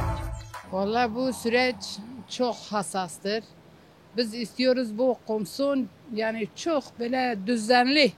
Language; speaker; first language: Turkish; non-native, local second language; Kurdish